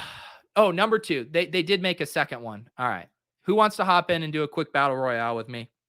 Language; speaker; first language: English; native; English